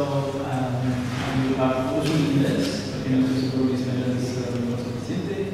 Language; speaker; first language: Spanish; non-native, learner; Arabic